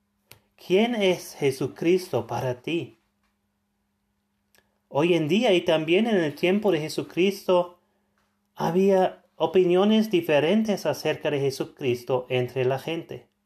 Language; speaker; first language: Spanish; non-native, fluent; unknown